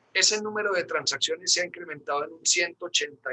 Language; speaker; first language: Spanish; native; Spanish